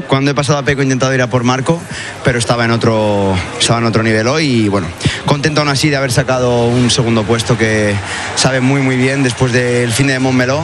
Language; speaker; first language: Spanish; native; Spanish